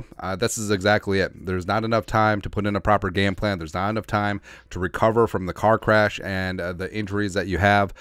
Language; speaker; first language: English; native; English